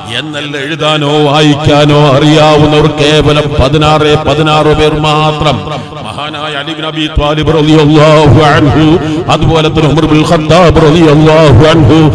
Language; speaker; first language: Malayalam; native; Malayalam